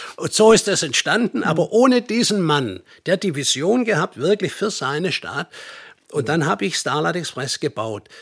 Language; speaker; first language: German; native; German